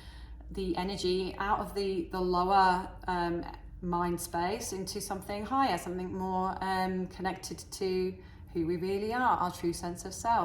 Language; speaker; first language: English; native; English